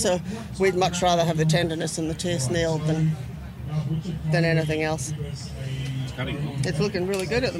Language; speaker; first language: English; native; English